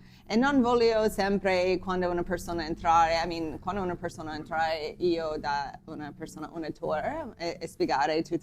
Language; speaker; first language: Italian; non-native, learner; English